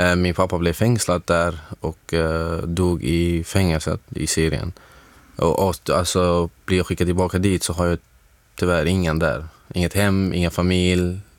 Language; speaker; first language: Swedish; non-native, fluent; Arabic